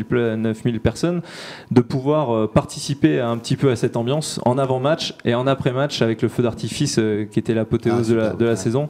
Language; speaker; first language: French; native; French